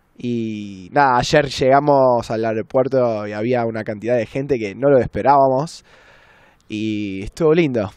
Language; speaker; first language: Spanish; non-native, fluent; English